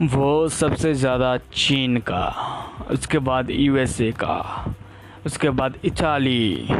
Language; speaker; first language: Hindi; native; Hindi